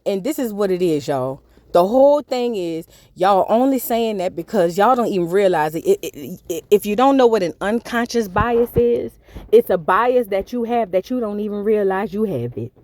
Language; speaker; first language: English; native; English